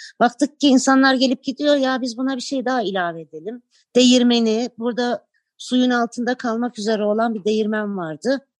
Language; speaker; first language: Turkish; native; Turkish